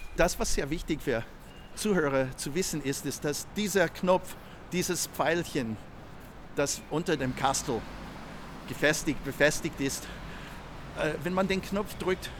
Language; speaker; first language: German; non-native, fluent; English